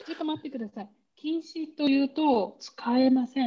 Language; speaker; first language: Japanese; non-native, learner; German